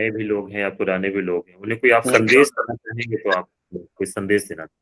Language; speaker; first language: Hindi; native; Hindi